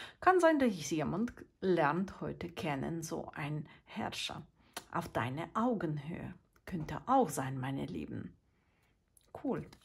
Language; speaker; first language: German; non-native, fluent; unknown